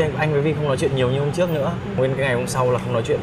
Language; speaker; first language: Vietnamese; native; Vietnamese